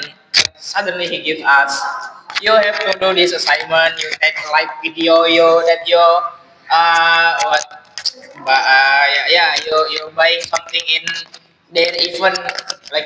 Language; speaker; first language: English; non-native, learner; Indonesian